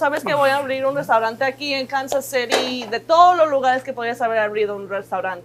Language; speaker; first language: Spanish; early bilingual, other home language; English